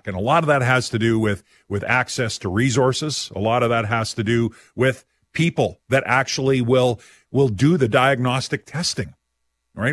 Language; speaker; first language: English; native; English